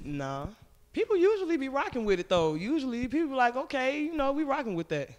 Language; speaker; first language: English; native; English